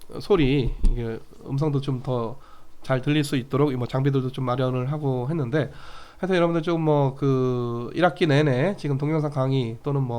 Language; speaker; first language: Korean; native; Korean